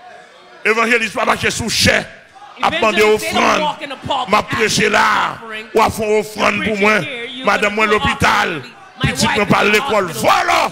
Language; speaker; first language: French; non-native, local second language; Haitian Creole